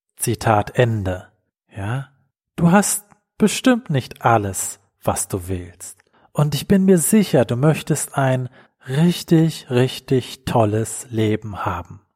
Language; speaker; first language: German; native; German